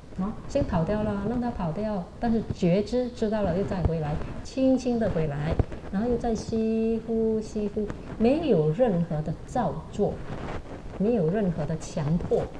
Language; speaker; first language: Chinese; native; Chinese